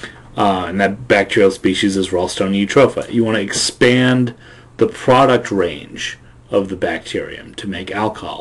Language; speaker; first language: English; native; English